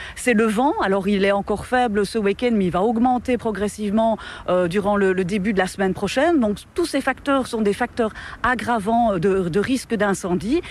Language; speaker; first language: French; native; French